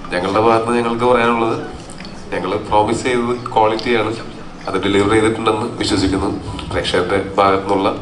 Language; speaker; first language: Malayalam; native; Malayalam